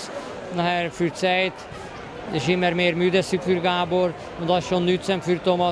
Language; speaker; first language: German; non-native, learner; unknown